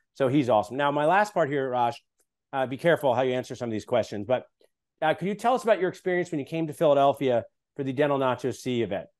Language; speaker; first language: English; native; English